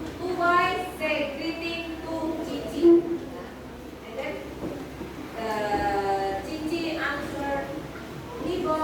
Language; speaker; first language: English; non-native, learner; Indonesian